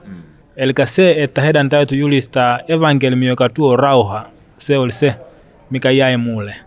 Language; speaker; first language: Finnish; non-native, learner; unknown